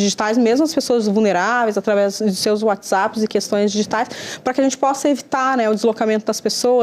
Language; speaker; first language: Portuguese; native; Portuguese